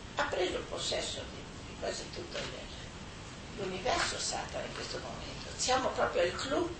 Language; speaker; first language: Italian; non-native, fluent; German